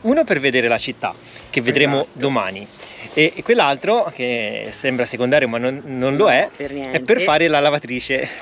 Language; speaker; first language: Italian; native; Italian